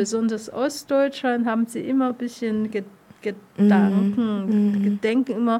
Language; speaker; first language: German; non-native, learner; Vietnamese